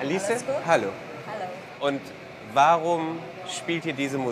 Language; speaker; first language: German; native; German